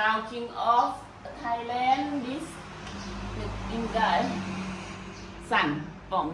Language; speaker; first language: English; non-native, learner; Thai